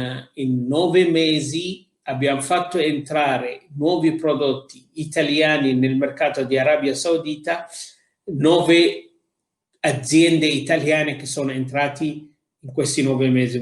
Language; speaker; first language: Italian; non-native, fluent; Arabic